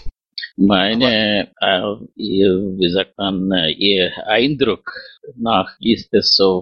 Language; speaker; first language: German; non-native, fluent; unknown